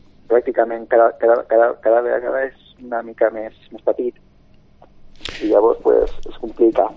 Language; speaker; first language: Catalan; non-native, local second language; Spanish